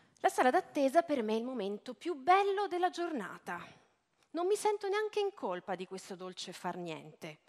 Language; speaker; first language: Italian; native; Italian